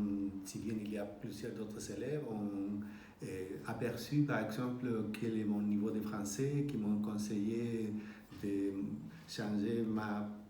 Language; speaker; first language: French; non-native, fluent; Spanish